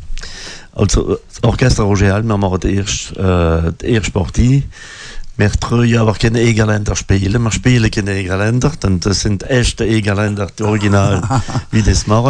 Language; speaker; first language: German; non-native, local second language; French